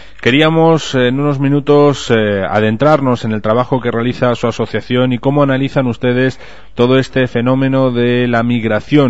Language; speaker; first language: Spanish; native; Spanish